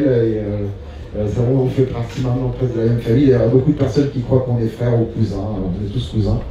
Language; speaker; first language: French; native; French